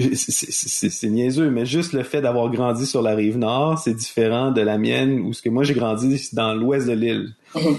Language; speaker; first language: French; native; French